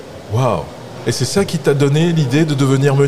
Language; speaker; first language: French; native; French